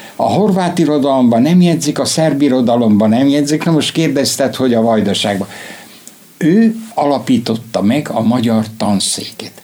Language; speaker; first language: Hungarian; native; Hungarian